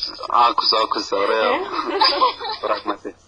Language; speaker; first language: Greek; non-native, learner; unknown